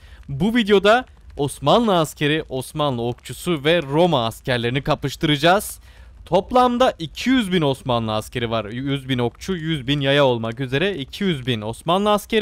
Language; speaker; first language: Turkish; native; Turkish